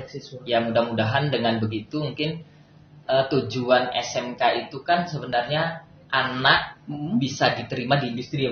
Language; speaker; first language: Indonesian; native; Indonesian